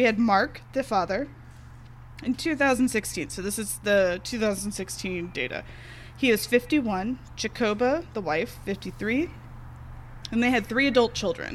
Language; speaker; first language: English; native; English